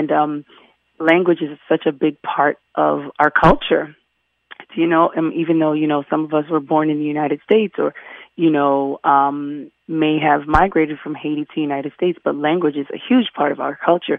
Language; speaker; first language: English; early bilingual, other home language; Haitian Creole